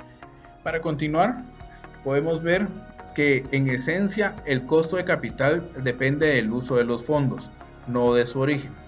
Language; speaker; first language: Spanish; native; Spanish